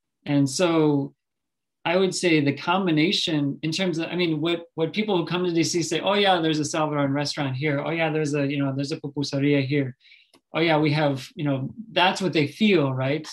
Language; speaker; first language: English; native; English